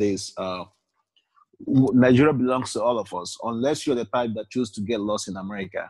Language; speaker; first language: English; non-native, local second language; Igbo